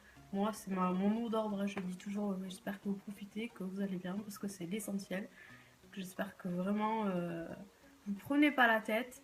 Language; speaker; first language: French; native; French